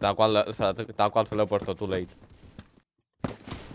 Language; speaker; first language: Spanish; native; Spanish